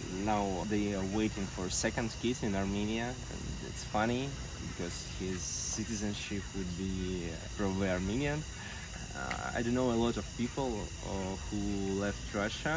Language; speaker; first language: English; non-native, fluent; Russian